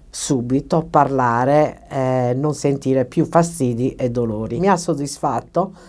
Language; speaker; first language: Italian; native; Italian